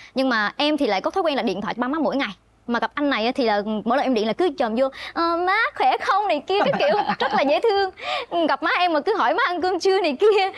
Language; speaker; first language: Vietnamese; native; Vietnamese